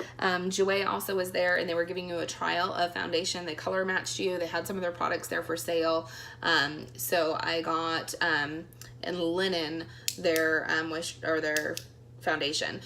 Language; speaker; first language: English; native; English